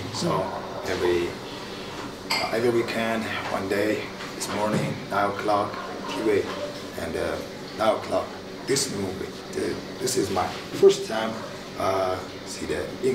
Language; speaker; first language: English; non-native, learner; Tibetan